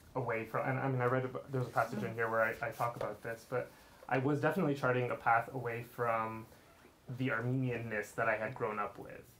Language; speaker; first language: English; early bilingual, other home language; Armenian